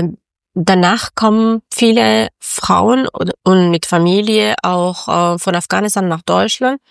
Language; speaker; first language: German; non-native, learner; Persian